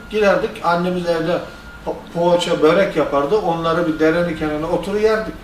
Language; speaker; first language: Turkish; native; Turkish